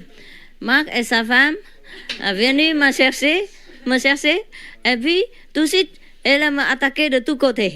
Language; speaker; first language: French; non-native, learner; Vietnamese